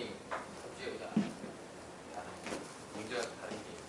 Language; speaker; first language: Korean; native; Korean